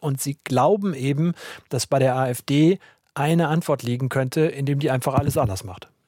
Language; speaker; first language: German; native; German